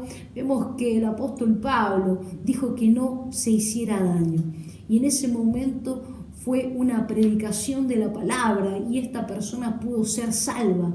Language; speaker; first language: Spanish; native; Spanish